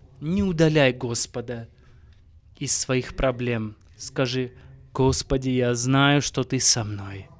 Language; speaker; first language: Russian; non-native, local second language; Armenian